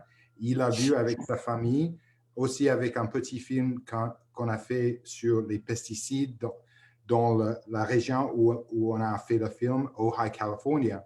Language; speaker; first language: French; non-native, fluent; English